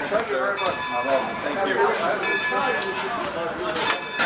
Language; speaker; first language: English; native; English